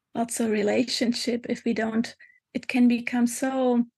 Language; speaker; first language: English; non-native, fluent; German